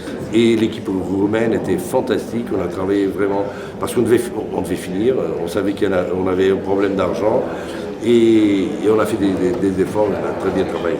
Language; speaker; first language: French; non-native, fluent; Portuguese